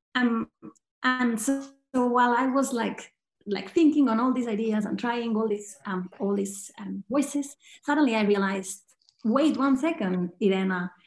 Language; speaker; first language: English; non-native, fluent; Catalan